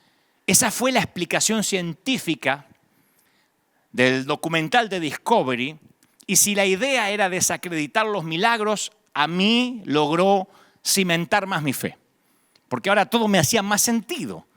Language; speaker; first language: Spanish; native; Spanish